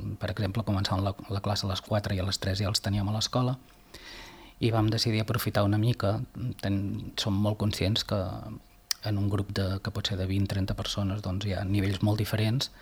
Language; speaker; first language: Catalan; native; Catalan